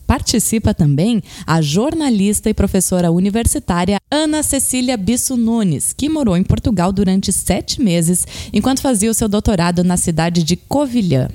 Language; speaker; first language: Portuguese; native; Portuguese